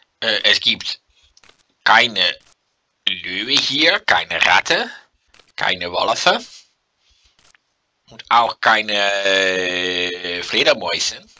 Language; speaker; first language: German; non-native, learner; Dutch